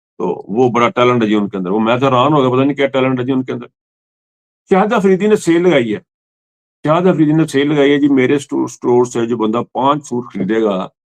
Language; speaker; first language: Urdu; non-native, local second language; Punjabi